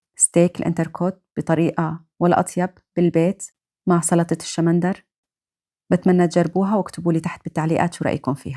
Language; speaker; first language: Arabic; native; Arabic